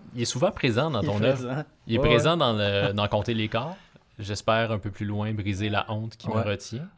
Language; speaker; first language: French; native; French